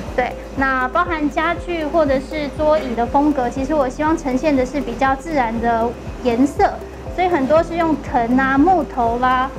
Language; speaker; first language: Chinese; native; Chinese